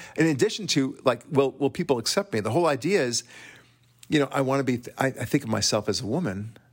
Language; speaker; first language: English; non-native, fluent; Hebrew